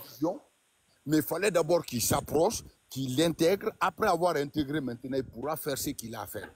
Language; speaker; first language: French; non-native, local second language; Mandingo